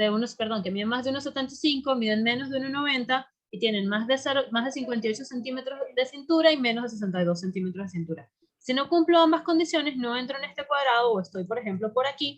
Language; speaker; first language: Spanish; native; Spanish